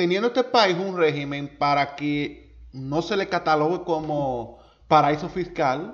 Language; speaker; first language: Spanish; native; Spanish